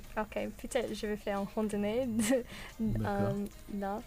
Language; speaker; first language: French; non-native, learner; English